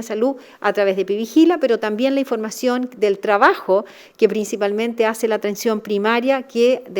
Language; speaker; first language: Spanish; native; Spanish